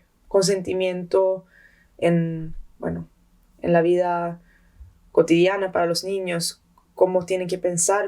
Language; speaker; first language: Spanish; early bilingual, heritage; Spanish